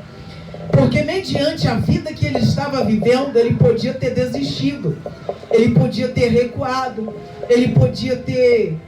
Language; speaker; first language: Portuguese; native; Portuguese